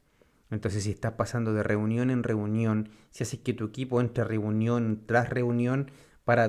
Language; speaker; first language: Spanish; native; Spanish